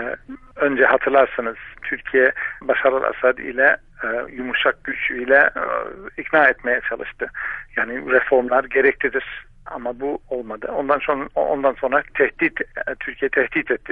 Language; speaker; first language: Turkish; non-native, fluent; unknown